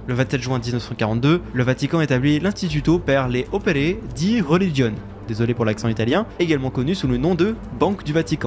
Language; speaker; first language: French; native; French